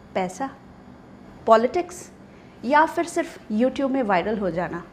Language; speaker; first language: Hindi; non-native, local second language; Bangla